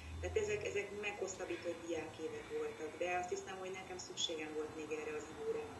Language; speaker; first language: Hungarian; native; Hungarian